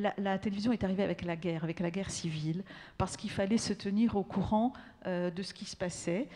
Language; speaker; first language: French; native; French